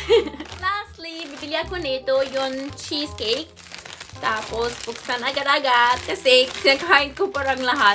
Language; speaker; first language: Filipino; non-native, learner; English